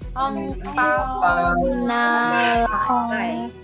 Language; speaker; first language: Chinese; non-native, learner; Indonesian